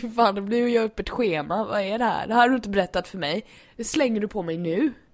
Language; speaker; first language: Swedish; native; Swedish